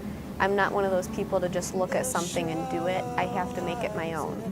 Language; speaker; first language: English; native; English